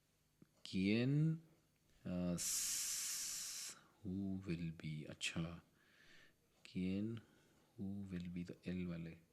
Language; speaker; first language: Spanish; non-native, learner; Hindi